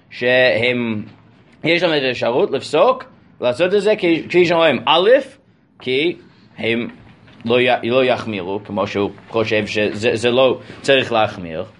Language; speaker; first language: Hebrew; non-native, fluent; English